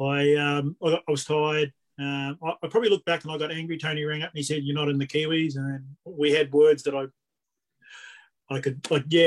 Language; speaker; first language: English; native; English